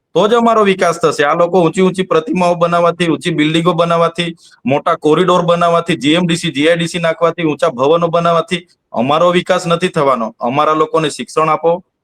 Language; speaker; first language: Gujarati; non-native, local second language; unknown